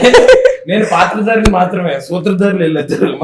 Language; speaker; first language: Telugu; native; Telugu